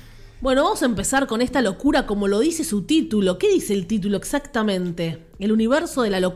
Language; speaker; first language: Spanish; native; Spanish